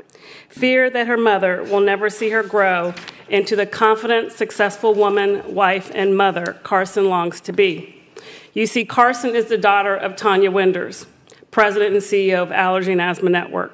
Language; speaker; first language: English; native; English